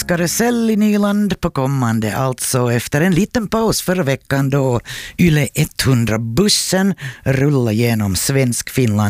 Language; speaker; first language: Swedish; native; Swedish